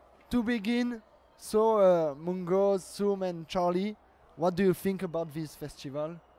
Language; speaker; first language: English; non-native, learner; French